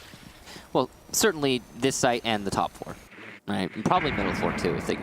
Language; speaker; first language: English; native; English